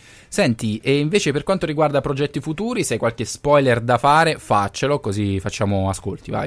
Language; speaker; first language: Italian; native; Italian